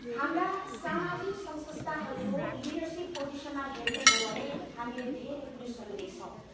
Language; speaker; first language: Nepali; early bilingual, heritage; Nepali